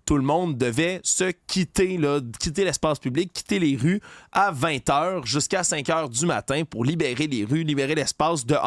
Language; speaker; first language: French; native; French